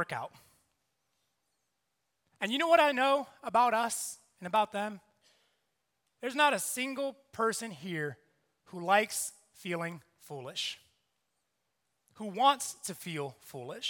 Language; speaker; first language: English; native; English